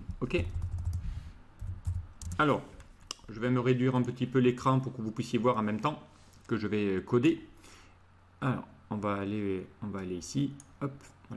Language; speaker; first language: French; native; French